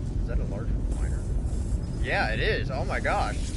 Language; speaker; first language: English; native; English